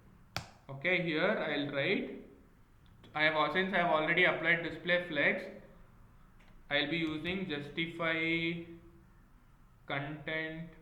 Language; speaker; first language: English; non-native, local second language; Kannada